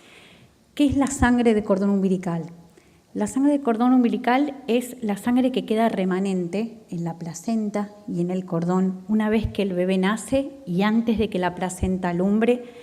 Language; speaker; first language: Spanish; native; Spanish